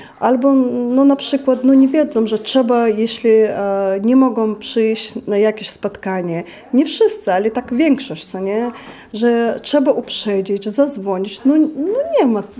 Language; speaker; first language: Polish; non-native, fluent; Chechen